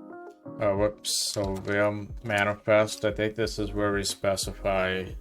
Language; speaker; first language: English; native; English